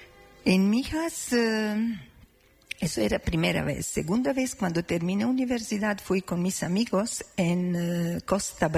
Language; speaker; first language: Spanish; non-native, learner; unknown